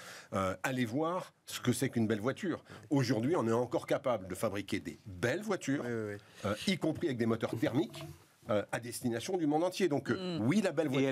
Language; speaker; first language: French; native; French